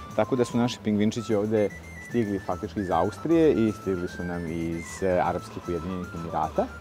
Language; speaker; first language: Serbian; native; Serbian